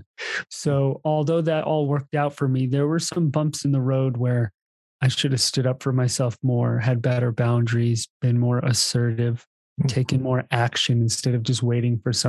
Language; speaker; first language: English; native; English